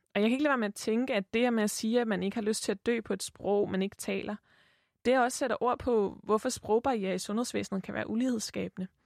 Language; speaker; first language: Danish; native; Danish